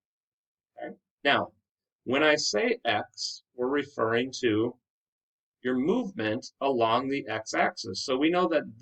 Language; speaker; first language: English; native; English